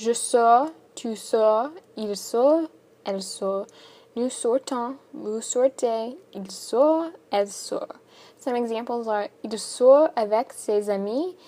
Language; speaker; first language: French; non-native, learner; English